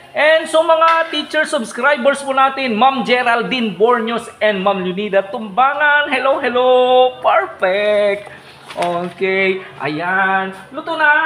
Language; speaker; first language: Filipino; non-native, local second language; Iloko